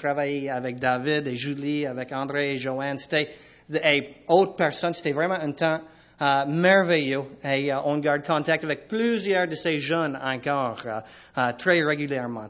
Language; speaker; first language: French; non-native, fluent; English